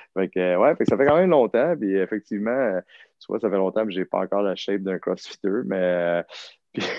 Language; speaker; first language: French; native; French